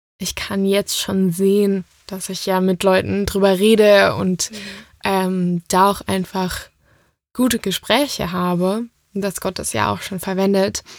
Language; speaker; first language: German; native; German